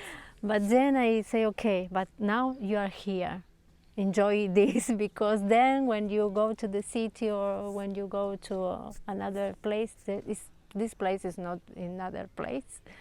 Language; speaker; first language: English; non-native, learner; Spanish